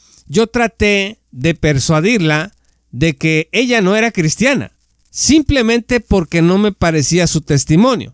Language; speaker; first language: Spanish; native; Spanish